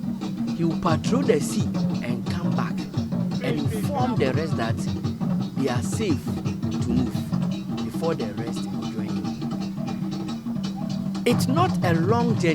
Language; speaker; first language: English; non-native, local second language; Akan